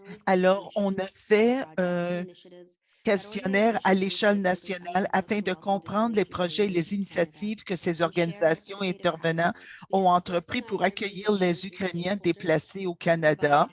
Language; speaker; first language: French; non-native, fluent; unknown